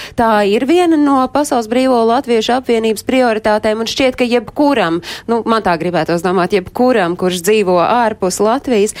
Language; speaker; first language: Latvian; native; Latvian